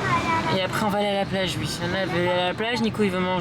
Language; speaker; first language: French; native; French